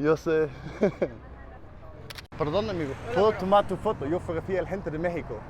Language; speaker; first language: Spanish; non-native, learner; Danish